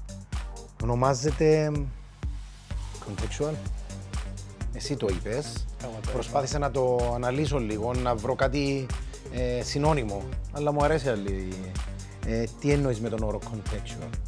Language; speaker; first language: Greek; native; Greek